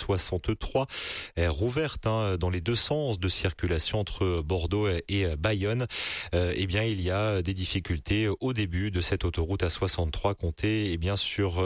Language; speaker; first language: French; native; French